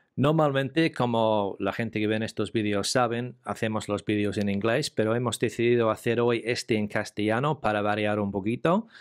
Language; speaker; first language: Spanish; non-native, fluent; English